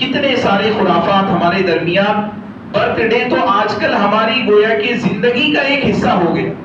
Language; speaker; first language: Urdu; native; Urdu